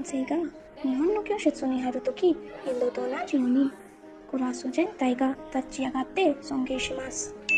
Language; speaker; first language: Japanese; non-native, learner; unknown